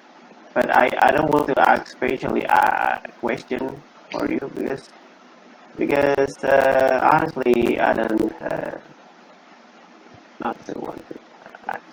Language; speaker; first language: English; non-native, learner; Indonesian